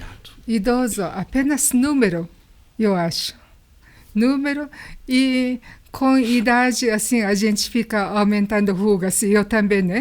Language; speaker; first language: Portuguese; non-native, learner; Japanese